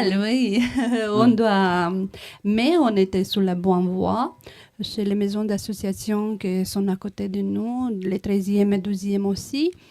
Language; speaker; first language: French; non-native, learner; Romanian